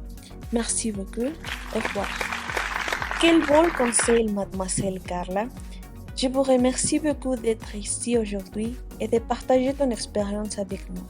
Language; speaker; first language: French; non-native, fluent; Spanish